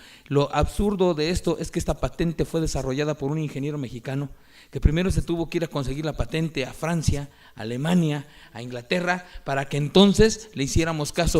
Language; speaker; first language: Spanish; native; Spanish